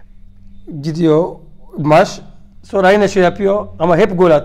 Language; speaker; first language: Turkish; non-native, learner; French